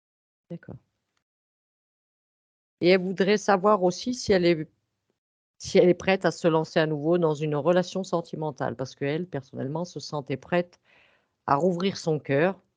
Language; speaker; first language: French; native; French